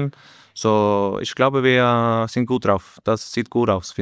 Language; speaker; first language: German; non-native, learner; Norwegian